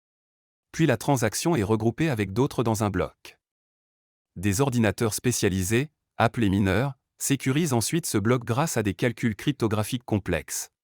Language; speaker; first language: French; native; French